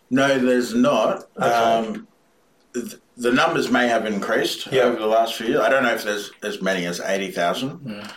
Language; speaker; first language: English; native; English